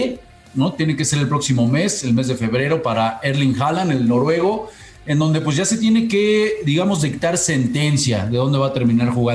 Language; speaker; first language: Spanish; native; Spanish